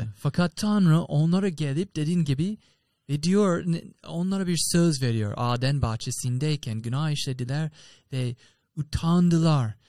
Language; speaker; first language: Turkish; non-native, fluent; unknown